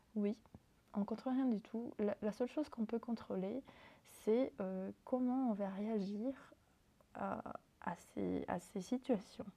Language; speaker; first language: French; non-native, fluent; Spanish